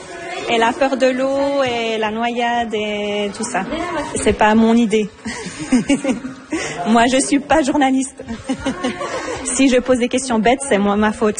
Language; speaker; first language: French; non-native, fluent; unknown